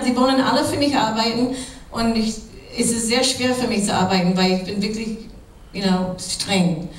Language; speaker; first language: German; non-native, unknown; English